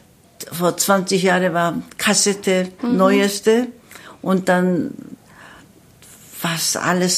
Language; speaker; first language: German; non-native, learner; Korean